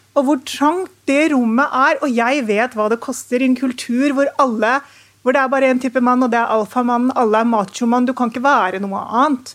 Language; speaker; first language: Norwegian; early bilingual, other home language; Urdu